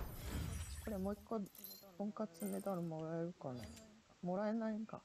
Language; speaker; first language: Japanese; native; Japanese